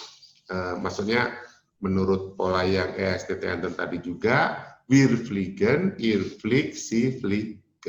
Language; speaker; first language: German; non-native, fluent; Indonesian